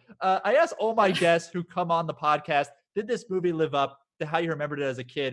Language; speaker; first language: English; native; English